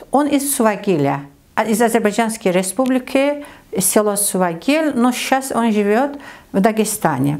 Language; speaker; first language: Russian; non-native, learner; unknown